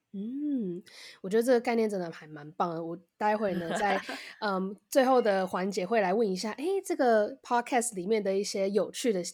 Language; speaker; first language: Chinese; native; Chinese